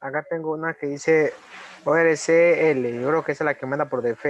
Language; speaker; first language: Spanish; native; Spanish